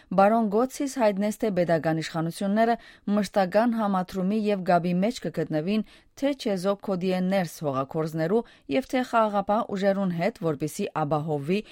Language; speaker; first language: Armenian; early bilingual, heritage; Armenian